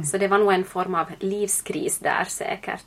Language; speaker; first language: Swedish; native; Swedish